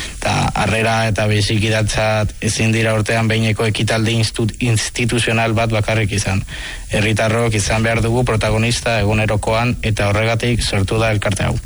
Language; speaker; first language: Basque; non-native, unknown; Spanish